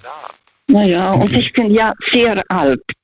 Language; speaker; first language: German; non-native, local second language; Russian